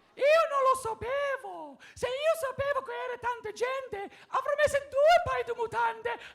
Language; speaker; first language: Italian; early bilingual, heritage; Italian